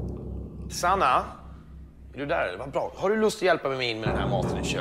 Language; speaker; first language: Swedish; native; Swedish